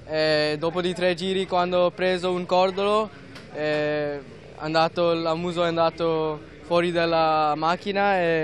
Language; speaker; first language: Italian; non-native, learner; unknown